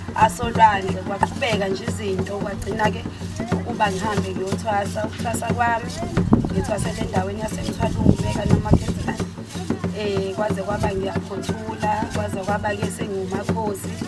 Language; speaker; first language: Zulu; native; Zulu